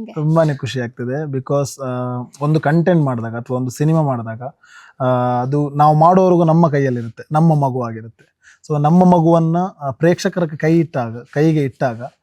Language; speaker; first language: Kannada; non-native, local second language; Tulu